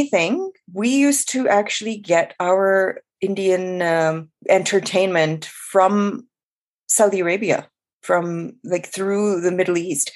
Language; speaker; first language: English; non-native, local second language; Urdu